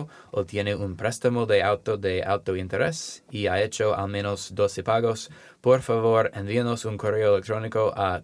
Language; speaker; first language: Spanish; non-native, learner; English